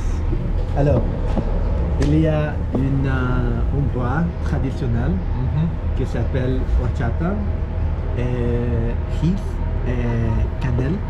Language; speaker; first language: French; non-native, learner; Spanish